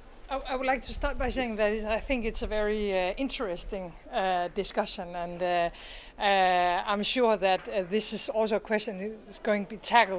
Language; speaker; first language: English; non-native, fluent; Danish